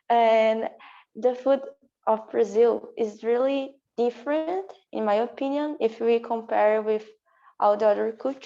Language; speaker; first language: English; non-native, learner; Portuguese